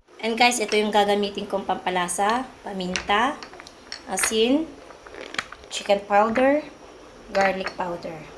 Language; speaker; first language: Filipino; non-native, local second language; Iloko